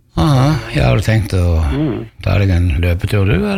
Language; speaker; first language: Norwegian; native; Norwegian